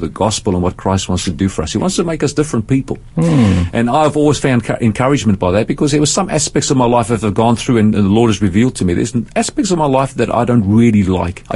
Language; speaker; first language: English; native; English